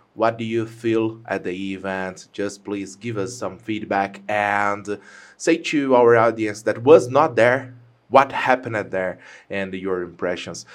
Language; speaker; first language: English; non-native, fluent; Portuguese